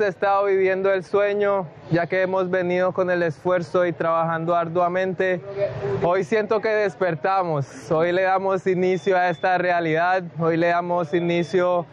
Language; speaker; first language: English; non-native, fluent; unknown